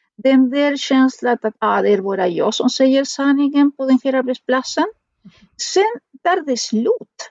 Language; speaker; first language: Swedish; non-native, fluent; Spanish